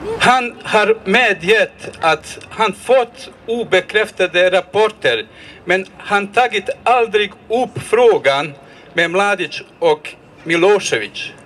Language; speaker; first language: Swedish; non-native, fluent; Bosnian